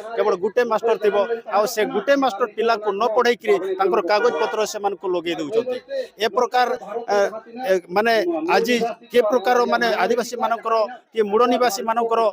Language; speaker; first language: Odia; non-native, local second language; Santali